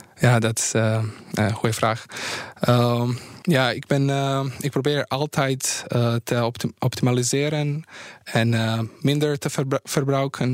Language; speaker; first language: Dutch; non-native, fluent; Bosnian